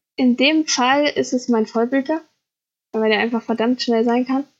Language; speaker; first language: German; native; German